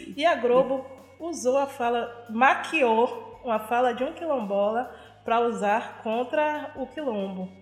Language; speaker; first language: Portuguese; native; Portuguese